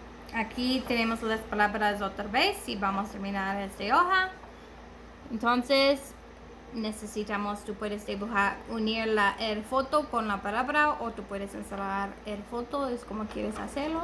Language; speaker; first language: Spanish; non-native, learner; English